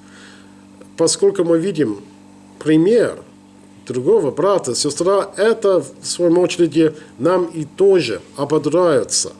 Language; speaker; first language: Russian; non-native, learner; English